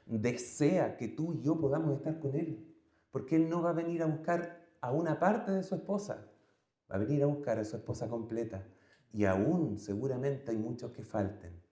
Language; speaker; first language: Spanish; native; Spanish